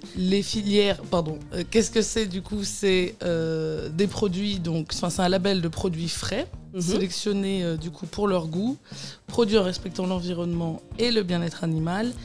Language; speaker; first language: French; native; French